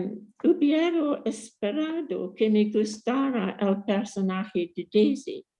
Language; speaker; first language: Spanish; non-native, fluent; English